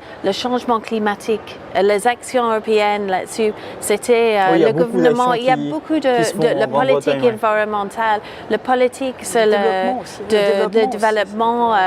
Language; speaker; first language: French; non-native, fluent; English